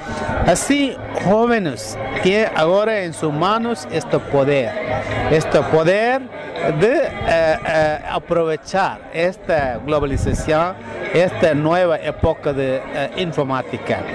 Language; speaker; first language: Spanish; non-native, fluent; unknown